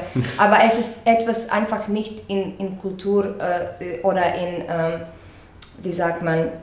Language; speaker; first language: German; non-native, fluent; Croatian